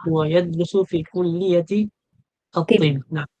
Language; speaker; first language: Arabic; non-native, fluent; Filipino